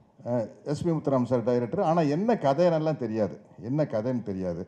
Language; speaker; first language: Tamil; native; Tamil